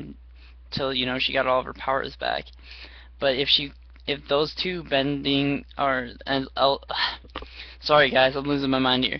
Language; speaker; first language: English; native; English